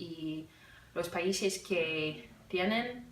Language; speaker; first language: Spanish; non-native, learner; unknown